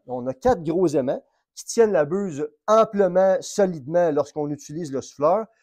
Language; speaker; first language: French; native; French